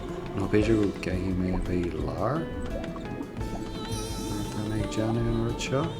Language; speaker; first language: Irish; non-native, local second language; English